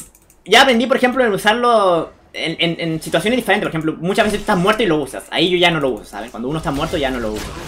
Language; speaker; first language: Spanish; native; Spanish